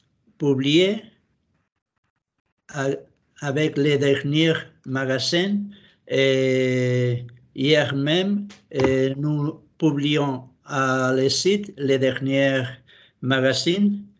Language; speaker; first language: French; non-native, learner; Catalan